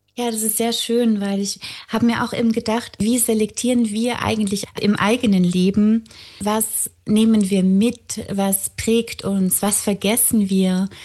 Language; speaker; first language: German; native; German